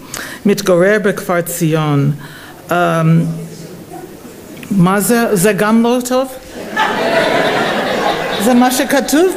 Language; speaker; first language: Hebrew; non-native, fluent; English